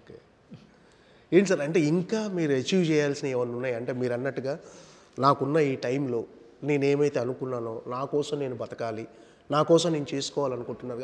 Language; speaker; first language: Telugu; native; Telugu